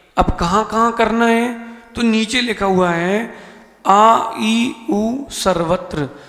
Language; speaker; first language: Hindi; native; Hindi